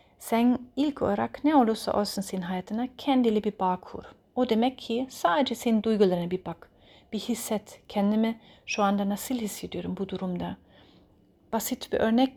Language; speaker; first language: Turkish; early bilingual, heritage; Turkish